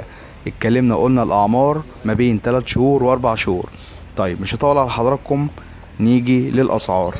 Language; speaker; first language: Arabic; native; Arabic